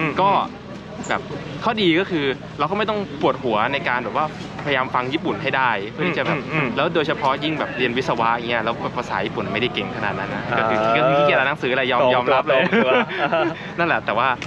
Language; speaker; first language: Thai; native; Thai